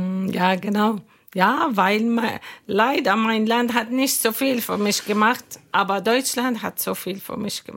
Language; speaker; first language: German; non-native, learner; Arabic